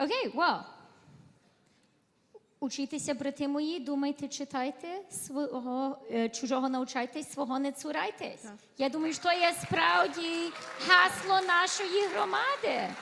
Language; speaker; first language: Ukrainian; early bilingual, heritage; Ukrainian